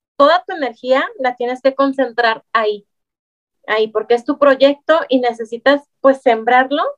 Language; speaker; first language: Spanish; native; Spanish